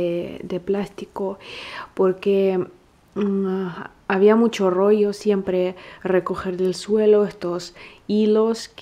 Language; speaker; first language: Spanish; non-native, fluent; Russian